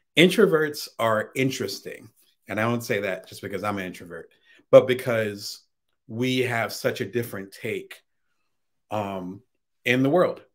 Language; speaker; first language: English; native; English